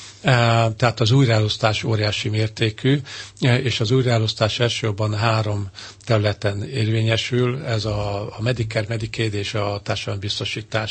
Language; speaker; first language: Hungarian; native; Hungarian